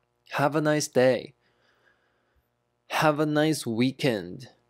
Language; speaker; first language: English; non-native, fluent; Chinese